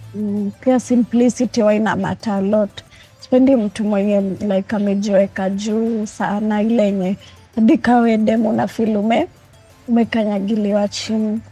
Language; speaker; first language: Swahili; native; Swahili